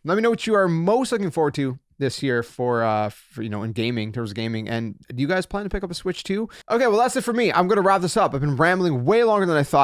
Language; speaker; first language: English; native; English